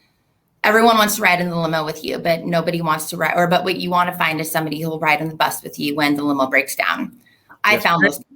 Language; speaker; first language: English; native; English